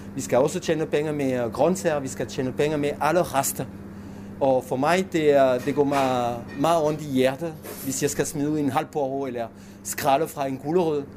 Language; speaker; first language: Danish; non-native, fluent; French